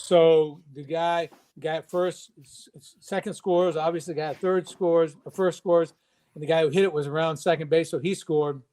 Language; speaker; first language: English; native; English